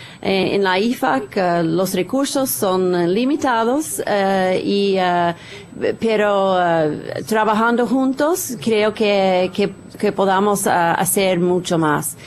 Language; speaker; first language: Spanish; non-native, fluent; English